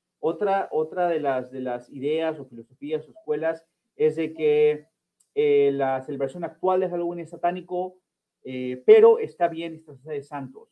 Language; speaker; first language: Spanish; early bilingual, heritage; Spanish